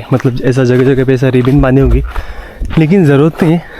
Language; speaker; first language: Hindi; non-native, local second language; Marathi